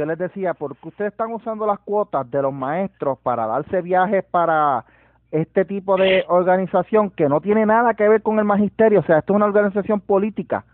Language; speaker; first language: Spanish; native; Spanish